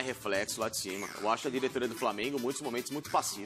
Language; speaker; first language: Portuguese; native; Portuguese